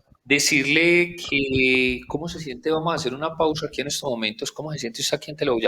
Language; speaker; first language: Spanish; native; Spanish